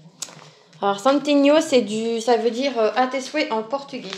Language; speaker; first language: French; native; French